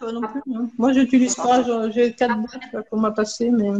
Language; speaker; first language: French; native; French